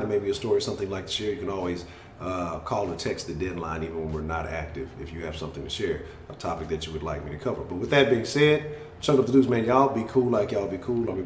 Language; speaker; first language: English; native; English